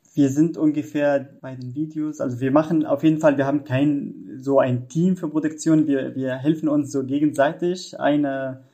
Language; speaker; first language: German; non-native, fluent; Arabic